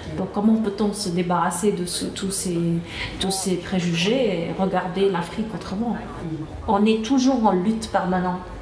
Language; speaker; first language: French; non-native, local second language; Arabic